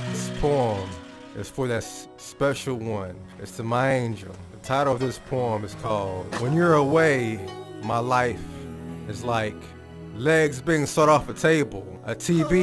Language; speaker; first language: English; native; English